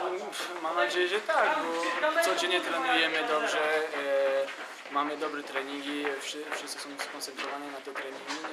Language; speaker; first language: Polish; early bilingual, heritage; Polish